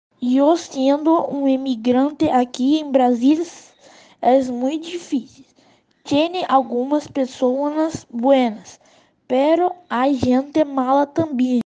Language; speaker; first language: Portuguese; non-native, learner; Spanish